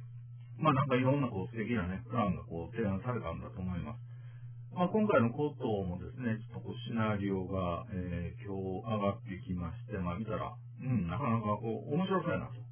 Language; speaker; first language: Japanese; native; Japanese